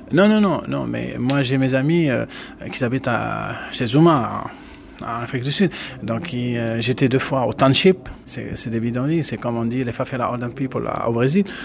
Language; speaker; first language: French; non-native, fluent; Spanish